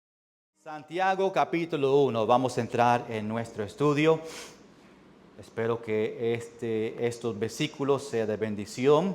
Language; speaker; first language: Spanish; early bilingual, heritage; English